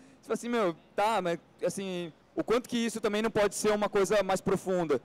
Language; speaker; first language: Portuguese; native; Portuguese